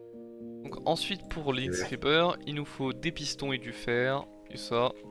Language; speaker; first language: French; native; French